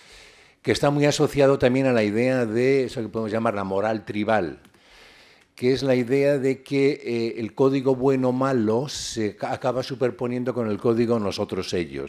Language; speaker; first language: Spanish; native; Spanish